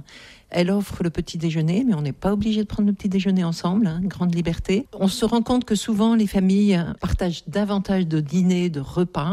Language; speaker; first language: French; native; French